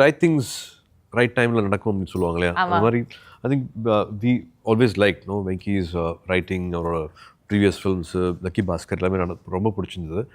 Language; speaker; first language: Tamil; native; Tamil